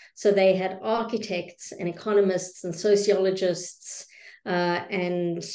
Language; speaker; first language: English; native; English